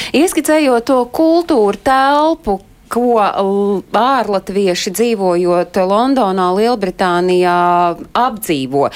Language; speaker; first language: Latvian; native; Latvian